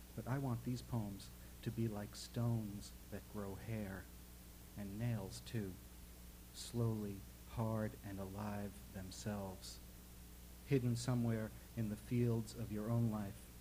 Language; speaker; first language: English; native; English